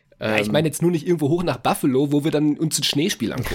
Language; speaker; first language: German; native; German